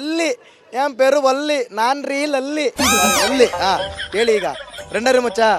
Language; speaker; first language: Kannada; native; Kannada